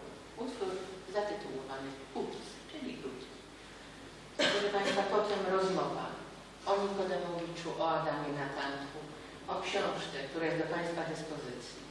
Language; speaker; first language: Polish; native; Polish